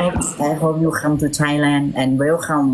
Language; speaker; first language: English; non-native, learner; Thai